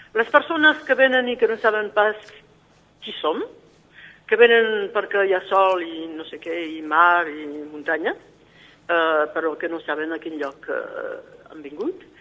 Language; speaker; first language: Catalan; native; Catalan